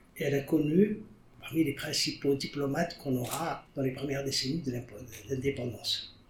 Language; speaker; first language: French; non-native, local second language; Arabic